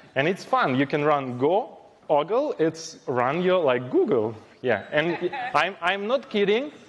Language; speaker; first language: English; non-native, fluent; Ukrainian